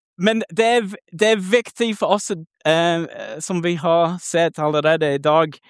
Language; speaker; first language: Norwegian; non-native, learner; English